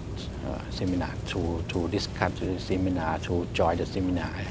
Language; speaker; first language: English; non-native, learner; Thai